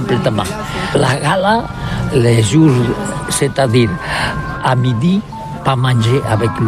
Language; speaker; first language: French; non-native, learner; Catalan